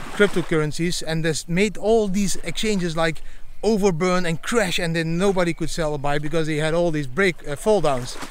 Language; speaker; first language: English; non-native, fluent; Dutch